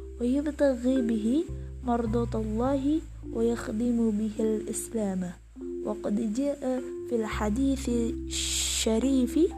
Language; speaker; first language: Arabic; non-native, learner; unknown